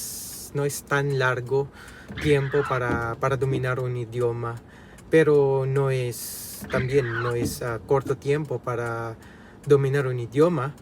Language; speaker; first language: Spanish; non-native, learner; Filipino